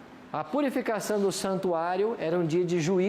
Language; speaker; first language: Portuguese; native; Portuguese